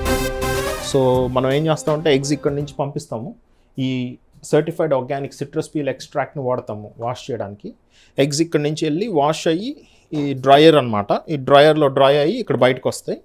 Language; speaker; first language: Telugu; native; Telugu